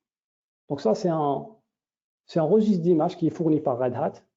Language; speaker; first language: French; native; French